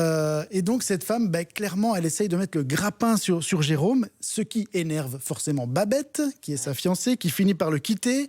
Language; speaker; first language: French; native; French